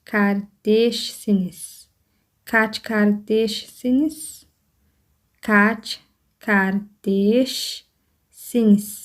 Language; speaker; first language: Turkish; non-native, learner; Somali